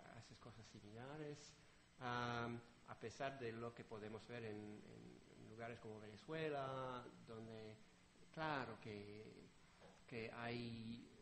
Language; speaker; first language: Spanish; non-native, fluent; French